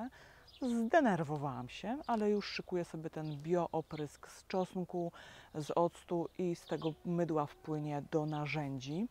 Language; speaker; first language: Polish; native; Polish